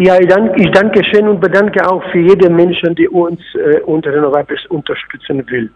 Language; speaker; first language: German; non-native, fluent; Polish